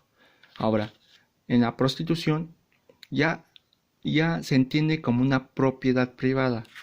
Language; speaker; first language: Spanish; native; Spanish